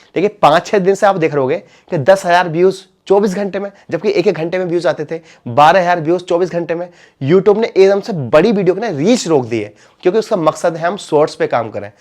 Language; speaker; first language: Hindi; native; Hindi